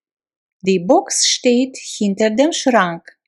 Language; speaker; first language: German; non-native, fluent; Russian